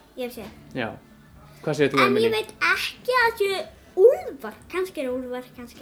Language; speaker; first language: Icelandic; early bilingual, other home language; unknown